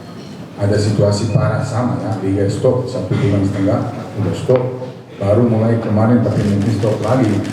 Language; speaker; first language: Indonesian; non-native, fluent; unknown